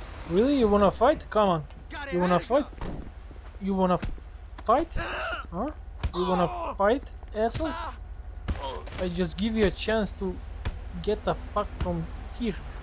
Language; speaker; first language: English; non-native, fluent; Macedonian